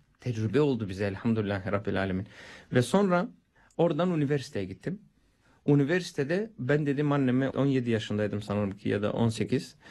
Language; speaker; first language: Turkish; non-native, fluent; Bulgarian